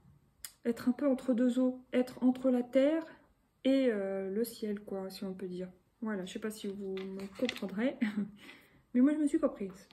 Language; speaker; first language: French; native; French